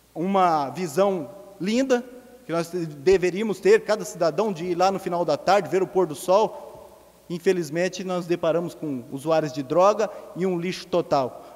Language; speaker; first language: Portuguese; native; Portuguese